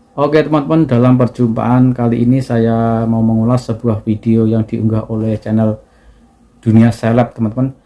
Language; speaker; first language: Indonesian; native; Indonesian